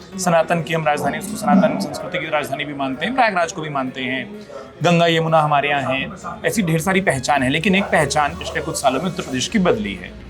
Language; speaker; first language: Hindi; native; Hindi